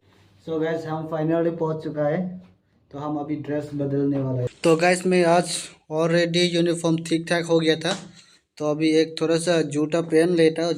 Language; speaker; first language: Hindi; non-native, local second language; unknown